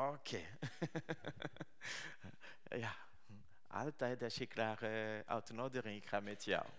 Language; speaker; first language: Dutch; non-native, learner; Rundi